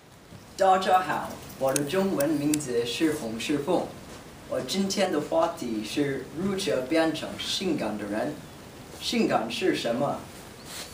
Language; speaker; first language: Chinese; non-native, learner; English